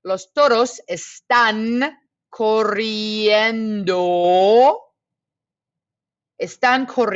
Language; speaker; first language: Spanish; non-native, fluent; English